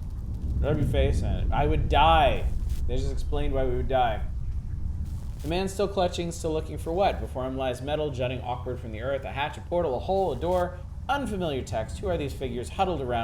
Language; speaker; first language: English; native; English